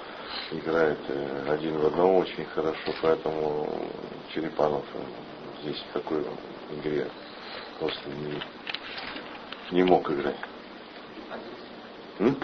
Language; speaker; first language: Russian; native; Russian